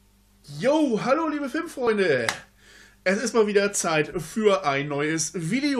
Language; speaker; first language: German; native; German